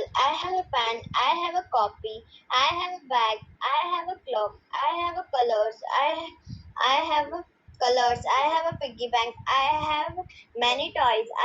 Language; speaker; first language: English; non-native, learner; Hindi